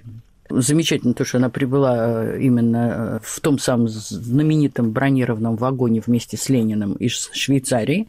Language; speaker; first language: Russian; native; Russian